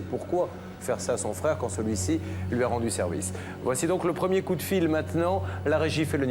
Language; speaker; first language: French; native; French